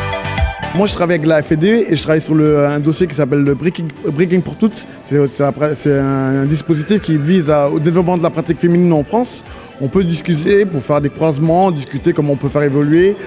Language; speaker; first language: French; native; French